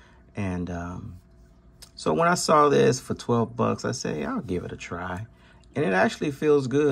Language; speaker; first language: English; native; English